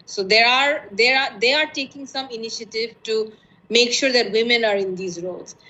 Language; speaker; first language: English; non-native, local second language; Bangla